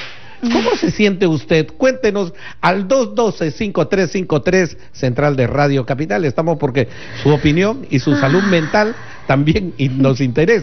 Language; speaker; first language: Spanish; native; Spanish